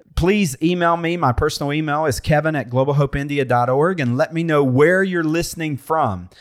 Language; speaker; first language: English; native; English